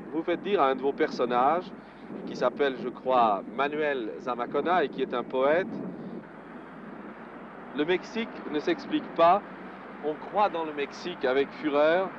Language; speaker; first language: French; native; French